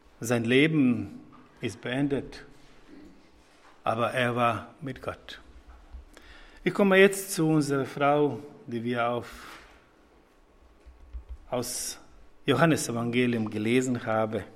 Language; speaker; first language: German; non-native, fluent; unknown